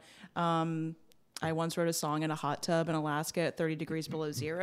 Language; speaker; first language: English; native; English